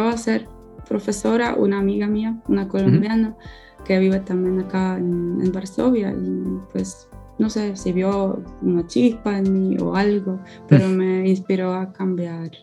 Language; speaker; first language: Spanish; non-native, fluent; Polish